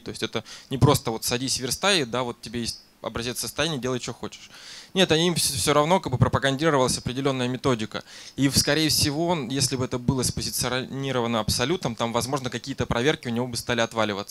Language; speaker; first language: Russian; native; Russian